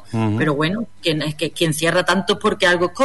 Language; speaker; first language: Spanish; native; Spanish